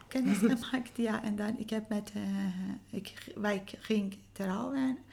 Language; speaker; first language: Dutch; non-native, learner; Persian